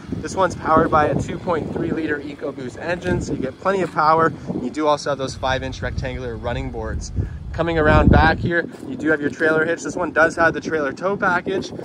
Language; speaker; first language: English; native; English